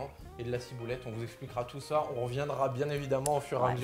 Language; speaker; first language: French; native; French